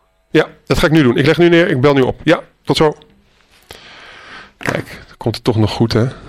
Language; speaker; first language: Dutch; native; Dutch